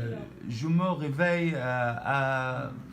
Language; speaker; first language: French; non-native, learner; Arabic